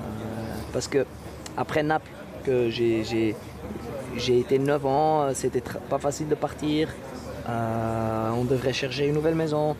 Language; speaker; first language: French; non-native, local second language; Dutch